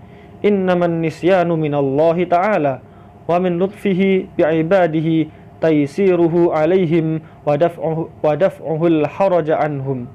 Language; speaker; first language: Arabic; non-native, fluent; Indonesian